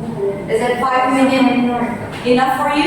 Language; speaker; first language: English; non-native, fluent; Indonesian